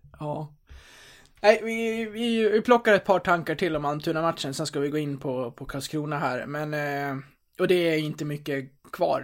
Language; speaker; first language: Swedish; native; Swedish